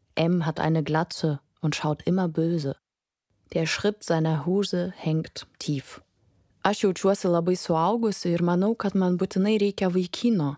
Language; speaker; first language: German; non-native, fluent; Lithuanian